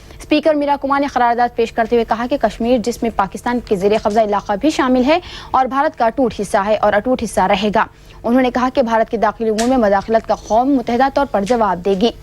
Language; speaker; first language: Urdu; native; Urdu